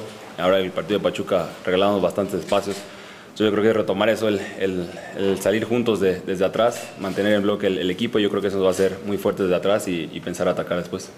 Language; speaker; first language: Spanish; native; Spanish